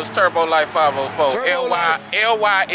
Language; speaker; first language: English; native; English